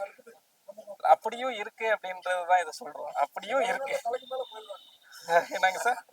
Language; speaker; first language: Tamil; native; Tamil